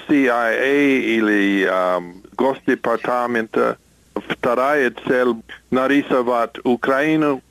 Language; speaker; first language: Russian; non-native, fluent; English